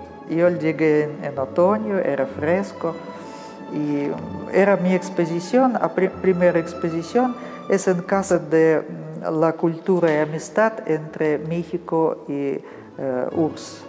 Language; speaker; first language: Spanish; non-native, fluent; Russian